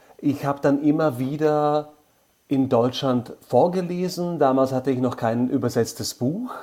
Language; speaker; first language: German; non-native, fluent; Slovak